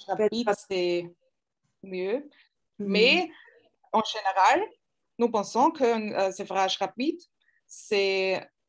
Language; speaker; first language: French; non-native, fluent; German